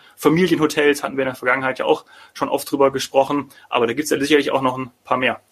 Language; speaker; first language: German; native; German